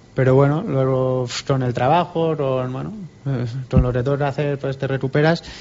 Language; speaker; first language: Spanish; native; Spanish